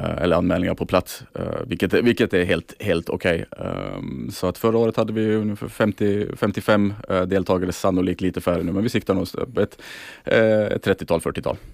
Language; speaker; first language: Swedish; native; Swedish